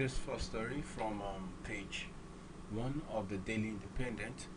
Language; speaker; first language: English; non-native, local second language; Yoruba